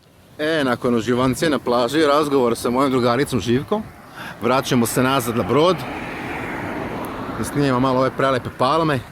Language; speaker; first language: Bosnian; native; Bosnian